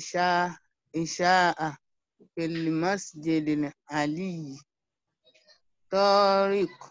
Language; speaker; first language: Arabic; non-native, learner; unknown